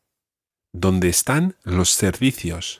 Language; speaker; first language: Spanish; non-native, fluent; English